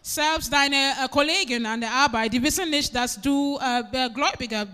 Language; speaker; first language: German; non-native, fluent; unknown